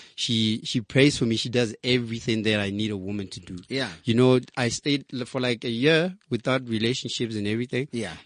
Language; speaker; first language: English; non-native, local second language; Southern Sotho